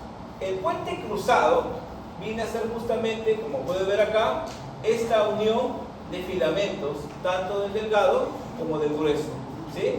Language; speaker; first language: Spanish; native; Spanish